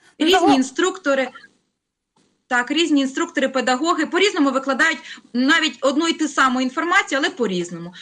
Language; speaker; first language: Ukrainian; native; Ukrainian